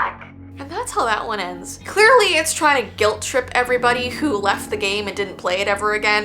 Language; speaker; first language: English; native; English